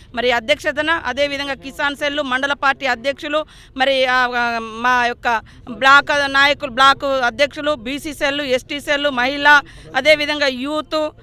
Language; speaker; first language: Telugu; native; Telugu